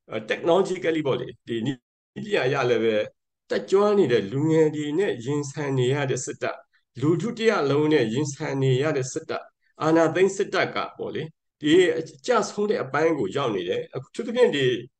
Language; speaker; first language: Burmese; non-native, local second language; Karen languages